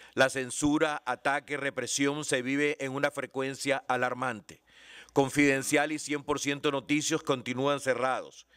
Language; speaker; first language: Spanish; native; Spanish